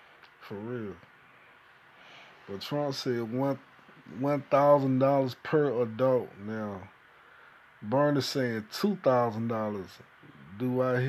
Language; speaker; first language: English; native; English